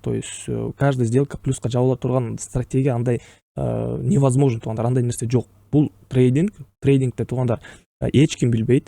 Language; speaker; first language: Russian; non-native, local second language; Kyrgyz